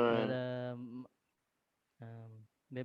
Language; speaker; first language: English; non-native, learner; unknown